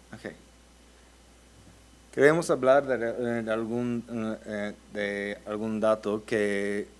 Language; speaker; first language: Spanish; early bilingual, heritage; Spanish